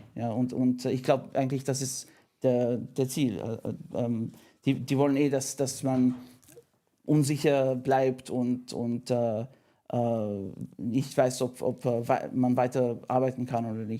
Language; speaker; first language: German; non-native, fluent; English